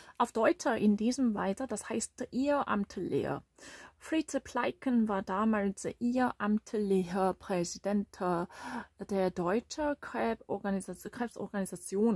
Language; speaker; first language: German; non-native, learner; Korean